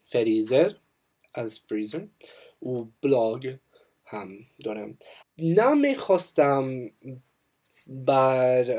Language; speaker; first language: Persian; non-native, learner; English